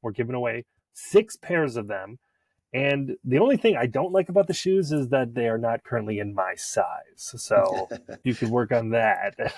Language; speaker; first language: English; native; English